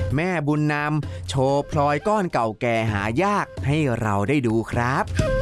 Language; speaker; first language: Thai; native; Thai